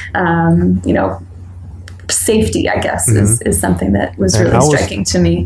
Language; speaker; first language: English; native; English